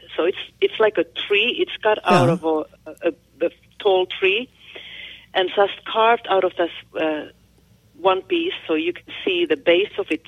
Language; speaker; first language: English; non-native, fluent; Finnish